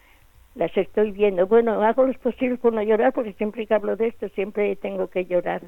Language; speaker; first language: Spanish; native; Spanish